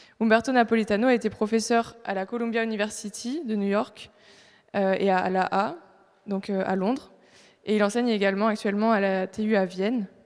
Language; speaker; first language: French; native; French